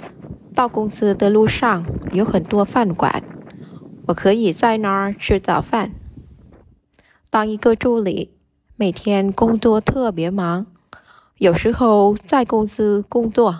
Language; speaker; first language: Chinese; non-native, learner; Vietnamese